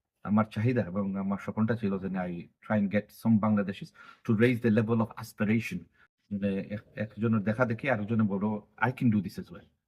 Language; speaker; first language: Bangla; early bilingual, heritage; Bangla